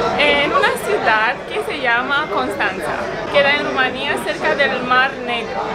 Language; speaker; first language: Spanish; non-native, fluent; Romanian